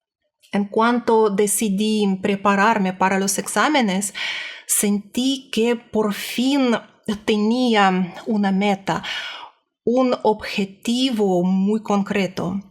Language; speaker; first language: Spanish; non-native, learner; Russian